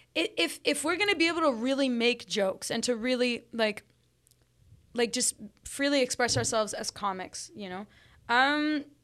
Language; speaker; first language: English; early bilingual, other home language; Arabic